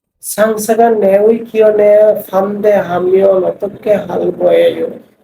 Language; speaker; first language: Korean; non-native, fluent; Bangla